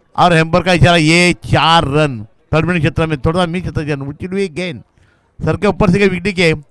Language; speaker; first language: Hindi; non-native, local second language; Marathi